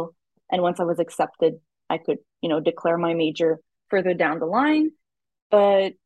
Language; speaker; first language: English; native; English